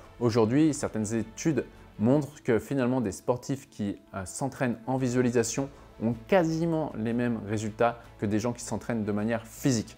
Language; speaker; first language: French; native; French